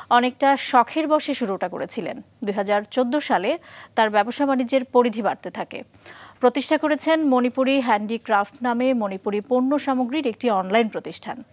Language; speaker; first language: Bangla; native; Bangla